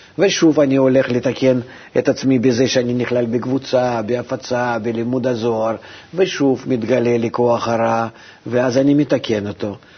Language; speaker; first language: Hebrew; non-native, fluent; Russian